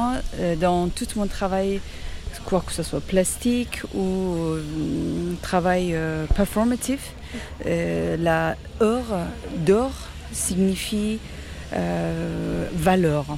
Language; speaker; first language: French; non-native, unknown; Persian